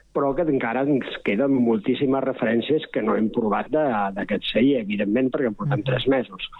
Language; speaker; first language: Catalan; native; Catalan